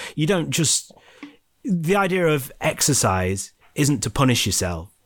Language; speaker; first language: English; native; English